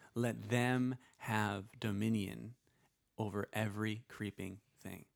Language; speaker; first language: English; early bilingual, other home language; Icelandic